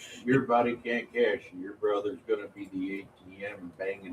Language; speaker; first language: English; native; English